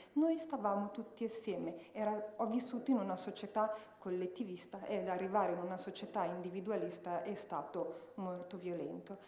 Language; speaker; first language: Italian; early bilingual, heritage; Italian